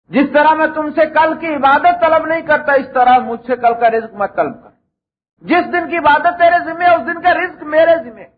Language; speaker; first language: Urdu; non-native, local second language; Punjabi